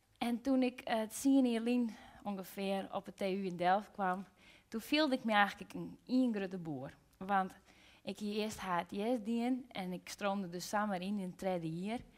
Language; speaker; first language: Dutch; non-native, local second language; Western Frisian